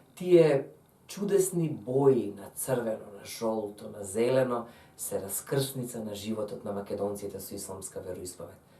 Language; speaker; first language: Macedonian; native; Macedonian